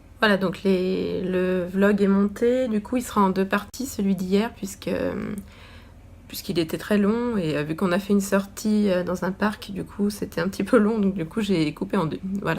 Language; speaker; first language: French; native; French